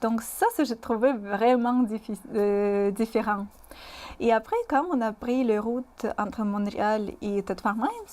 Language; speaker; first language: French; non-native, fluent; Russian